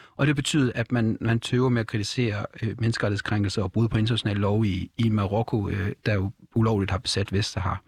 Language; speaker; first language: Danish; native; Danish